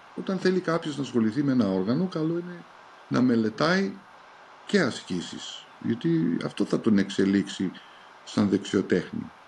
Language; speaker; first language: Greek; early bilingual, heritage; Greek